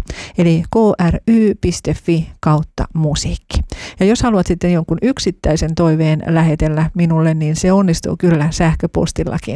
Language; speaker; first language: Finnish; native; Finnish